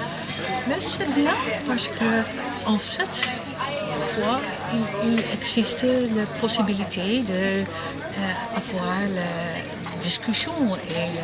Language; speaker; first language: French; non-native, learner; Dutch